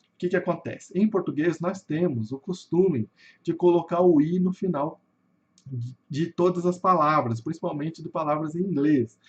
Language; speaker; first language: Portuguese; native; Portuguese